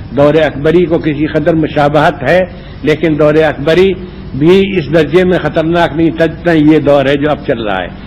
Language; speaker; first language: Urdu; native; Urdu